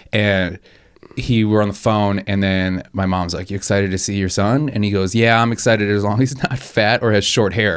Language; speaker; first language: English; native; English